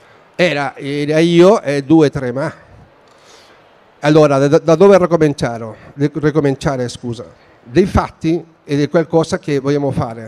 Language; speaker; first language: Italian; non-native, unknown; Spanish